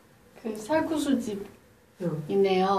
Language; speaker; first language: Korean; non-native, learner; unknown